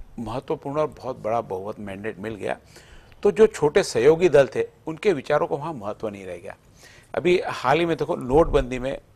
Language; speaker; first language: Hindi; native; Hindi